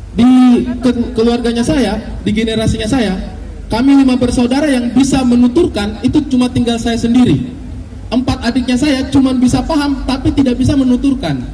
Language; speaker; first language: Indonesian; native; Indonesian